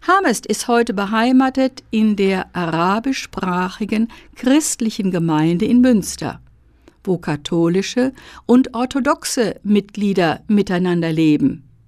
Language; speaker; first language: German; native; German